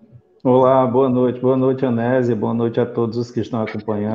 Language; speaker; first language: Portuguese; native; Portuguese